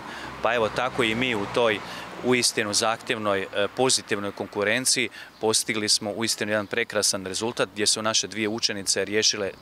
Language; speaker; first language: Croatian; native; Croatian